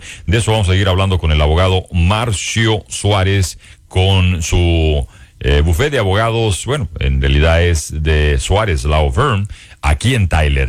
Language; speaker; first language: Spanish; native; Spanish